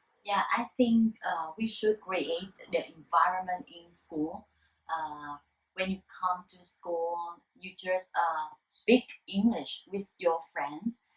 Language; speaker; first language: English; non-native, learner; Vietnamese